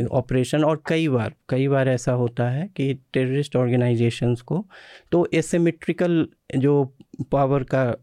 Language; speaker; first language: Hindi; native; Hindi